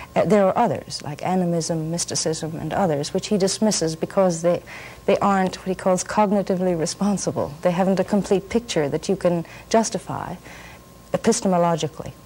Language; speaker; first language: English; native; English